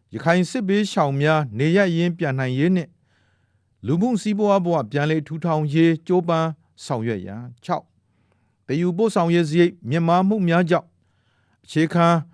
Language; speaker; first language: Burmese; native; Burmese